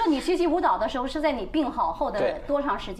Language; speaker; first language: Chinese; native; Chinese